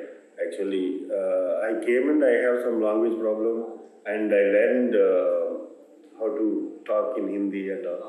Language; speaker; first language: English; non-native, local second language; Telugu